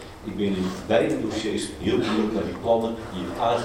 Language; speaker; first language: Dutch; native; Dutch